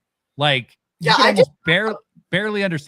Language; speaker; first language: English; native; English